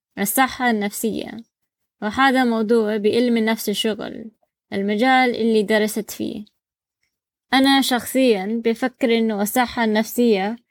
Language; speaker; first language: Arabic; non-native, learner; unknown